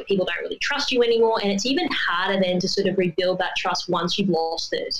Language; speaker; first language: English; native; English